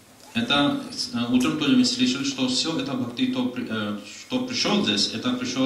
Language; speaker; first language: Russian; non-native, learner; Hindi